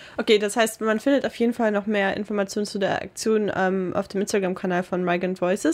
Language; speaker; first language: German; native; German